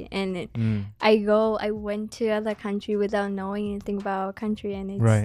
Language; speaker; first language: English; non-native, fluent; Japanese